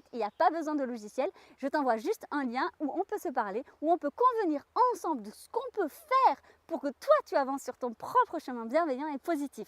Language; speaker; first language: French; native; French